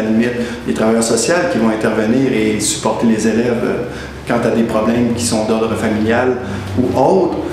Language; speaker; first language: French; native; French